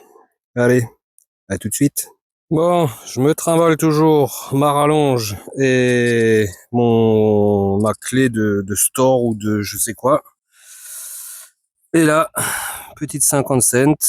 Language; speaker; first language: French; native; French